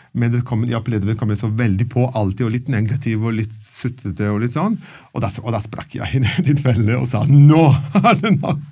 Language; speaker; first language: Norwegian; non-native, fluent; Italian